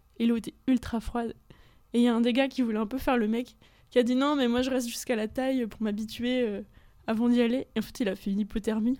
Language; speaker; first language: French; native; French